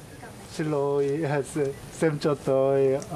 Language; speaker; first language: Vietnamese; non-native, learner; Korean